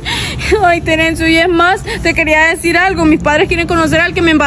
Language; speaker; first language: Spanish; native; Spanish